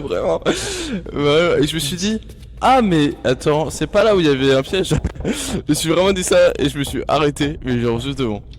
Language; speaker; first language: French; native; French